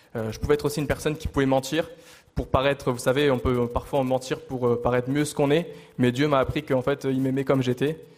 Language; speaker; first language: French; native; French